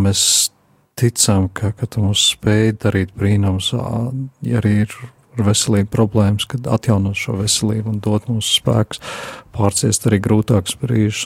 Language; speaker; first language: Latvian; native; Latvian